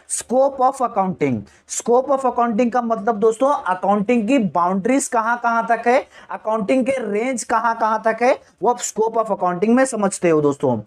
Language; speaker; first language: Hindi; native; Hindi